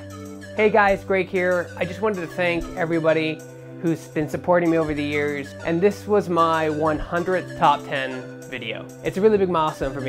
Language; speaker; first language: English; native; English